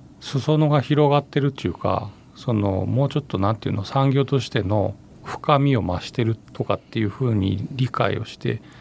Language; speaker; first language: Japanese; native; Japanese